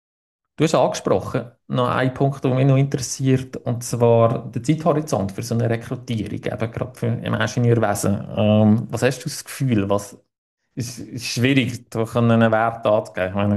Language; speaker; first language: German; native; German